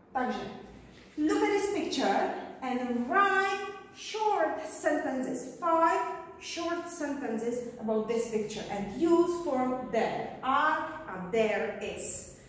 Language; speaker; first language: English; non-native, fluent; Czech